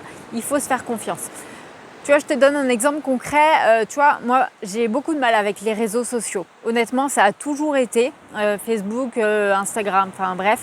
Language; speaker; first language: French; native; French